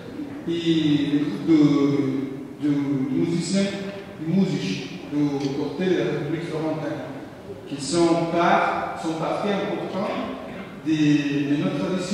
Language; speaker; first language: French; non-native, fluent; Italian